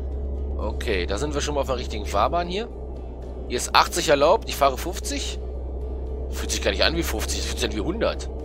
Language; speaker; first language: German; native; German